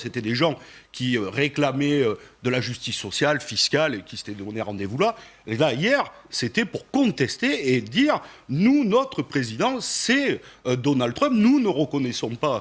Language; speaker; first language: French; native; French